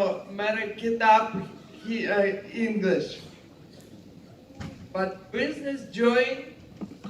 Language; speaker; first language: Hindi; non-native, learner; Ukrainian